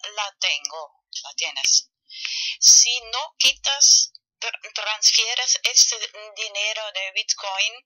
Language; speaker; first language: Spanish; non-native, fluent; German